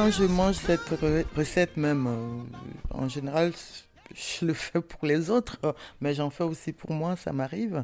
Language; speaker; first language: French; non-native, local second language; Bambara